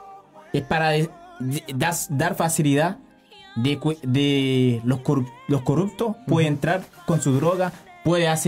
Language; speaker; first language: Spanish; non-native, learner; Haitian Creole